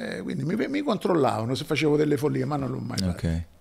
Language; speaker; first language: Italian; native; Italian